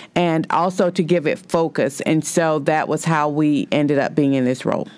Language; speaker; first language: English; native; English